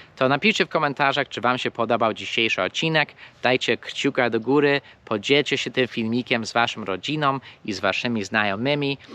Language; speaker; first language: Polish; non-native, fluent; English